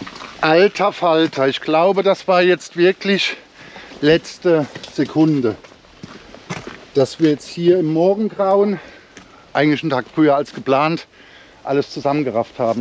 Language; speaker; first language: German; native; German